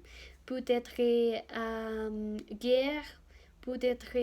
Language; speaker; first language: French; non-native, learner; Spanish